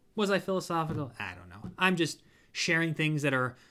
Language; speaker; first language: English; native; English